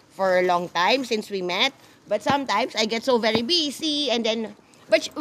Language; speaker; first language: English; non-native, local second language; Filipino